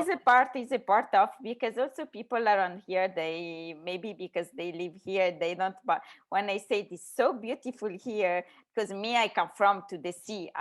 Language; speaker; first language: English; non-native, learner; Italian